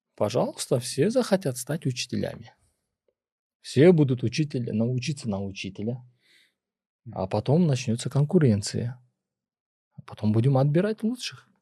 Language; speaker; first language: Russian; non-native, local second language; Kyrgyz